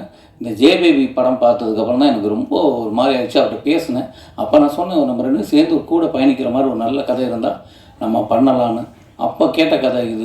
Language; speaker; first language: Tamil; native; Tamil